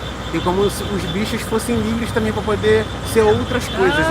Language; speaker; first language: Portuguese; native; Portuguese